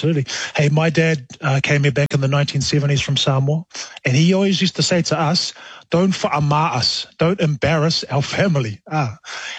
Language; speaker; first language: English; native; English